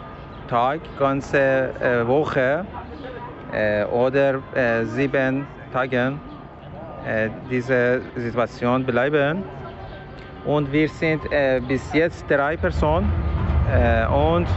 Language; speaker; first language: German; non-native, learner; Persian